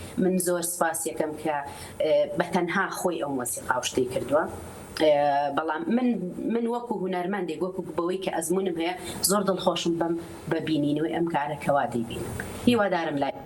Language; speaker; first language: Central Kurdish; native; Central Kurdish